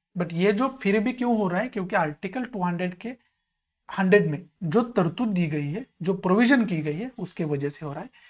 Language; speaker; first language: Hindi; non-native, local second language; Marathi